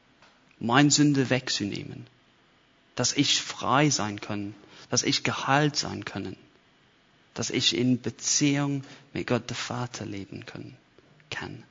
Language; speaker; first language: German; non-native, fluent; English